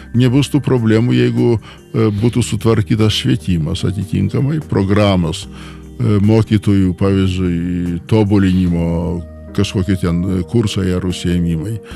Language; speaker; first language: Lithuanian; non-native, local second language; Polish